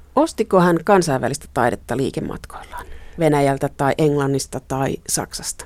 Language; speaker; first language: Finnish; native; Finnish